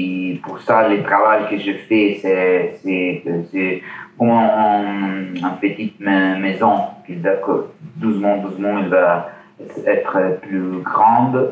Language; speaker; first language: French; non-native, learner; Italian